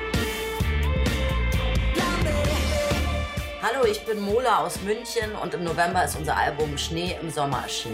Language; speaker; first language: German; native; German